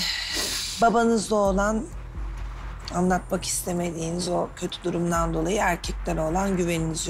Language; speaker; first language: Turkish; native; Turkish